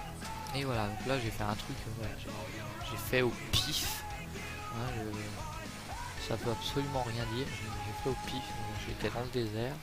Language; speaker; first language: French; native; French